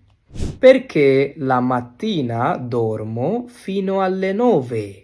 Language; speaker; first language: Italian; non-native, fluent; Bangla